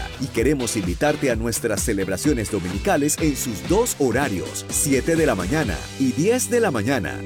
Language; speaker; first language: Spanish; native; Spanish